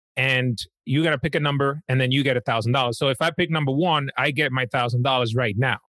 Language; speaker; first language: English; early bilingual, other home language; Spanish